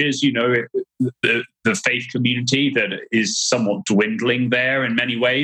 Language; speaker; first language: English; native; English